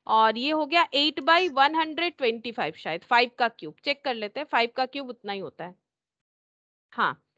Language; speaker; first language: Hindi; native; Hindi